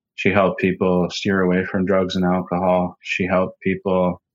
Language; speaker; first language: English; native; English